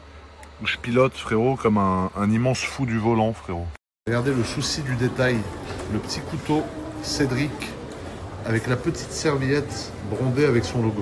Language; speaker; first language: French; native; French